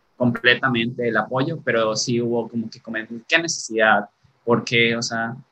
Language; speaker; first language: Spanish; native; Spanish